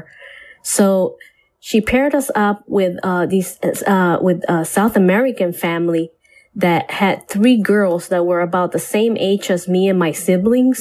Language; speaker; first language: English; early bilingual, other home language; Spanish